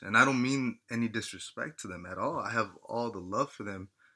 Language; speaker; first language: English; early bilingual, other home language; Spanish